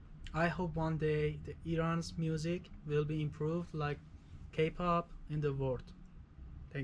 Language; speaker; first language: English; non-native, fluent; Persian